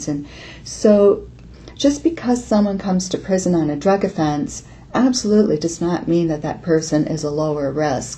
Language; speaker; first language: English; native; English